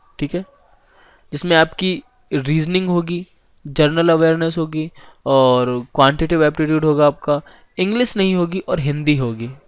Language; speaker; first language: Hindi; native; Hindi